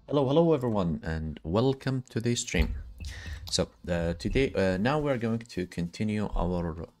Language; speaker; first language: English; non-native, fluent; Arabic